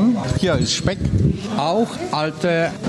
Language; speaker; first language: German; non-native, learner; Polish